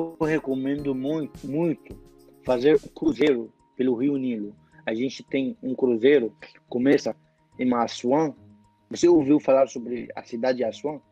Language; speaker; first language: Portuguese; non-native, fluent; Arabic